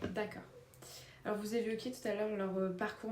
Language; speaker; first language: French; native; French